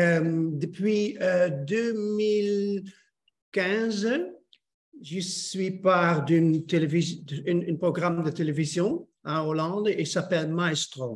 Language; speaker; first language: French; non-native, learner; Dutch